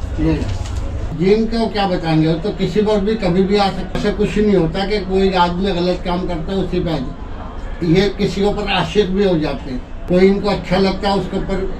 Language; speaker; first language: Hindi; native; Hindi